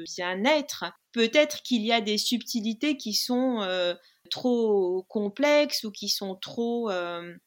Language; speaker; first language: French; non-native, local second language; Arabic